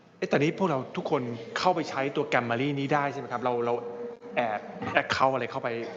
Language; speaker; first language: Thai; native; Thai